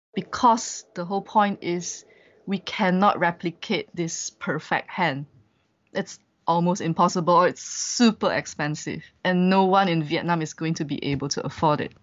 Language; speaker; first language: English; non-native, local second language; Chinese